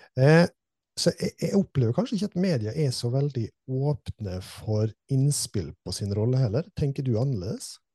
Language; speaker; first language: Norwegian; native; Norwegian